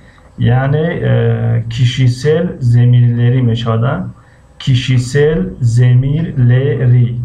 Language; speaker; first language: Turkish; non-native, fluent; Tajik